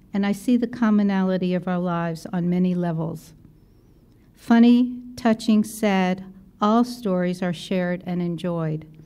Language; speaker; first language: English; native; English